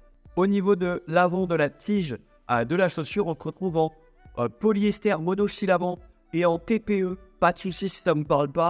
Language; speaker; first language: French; native; French